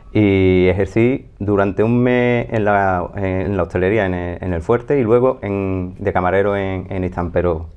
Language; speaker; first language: Spanish; native; Spanish